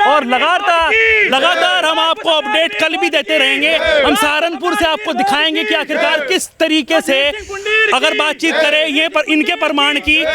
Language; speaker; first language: Hindi; native; Hindi